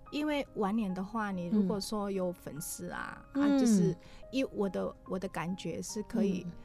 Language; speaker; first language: Chinese; non-native, fluent; Indonesian